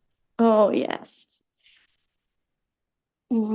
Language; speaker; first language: English; non-native, learner; Arabic